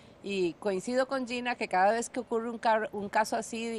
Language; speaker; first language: Spanish; native; Spanish